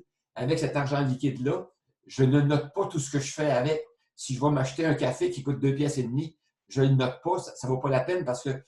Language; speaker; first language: French; native; French